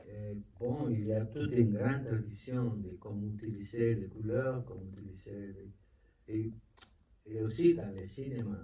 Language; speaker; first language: French; non-native, learner; Spanish